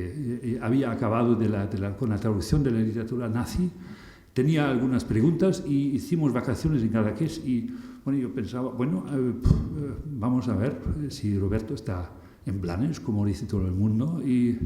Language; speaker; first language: Spanish; non-native, fluent; German